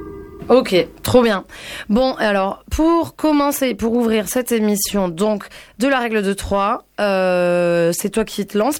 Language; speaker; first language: French; native; French